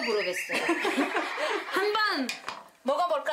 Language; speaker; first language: Korean; non-native, fluent; French